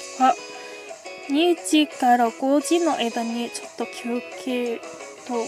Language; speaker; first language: Japanese; non-native, learner; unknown